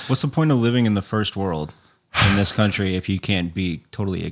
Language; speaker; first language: English; native; English